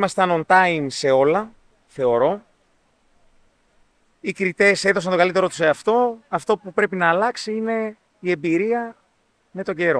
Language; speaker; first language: Greek; native; Greek